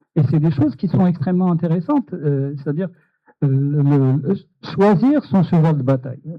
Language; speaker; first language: French; non-native, local second language; Arabic